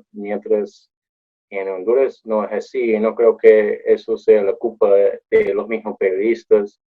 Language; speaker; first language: Spanish; non-native, fluent; English